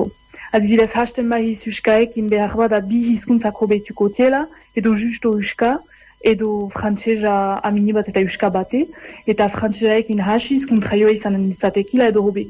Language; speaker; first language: Basque; native; Basque